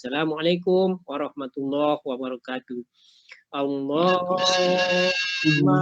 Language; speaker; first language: Malay; native; Malay